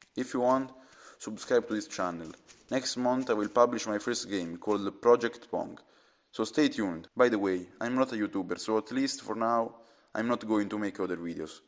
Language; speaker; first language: English; non-native, fluent; Italian